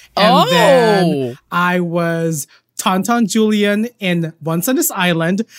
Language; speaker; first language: English; non-native, local second language; Filipino